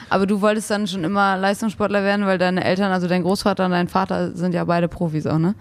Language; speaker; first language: German; early bilingual, other home language; English